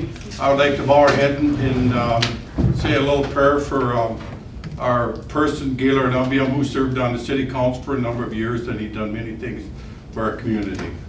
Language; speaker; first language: English; native; English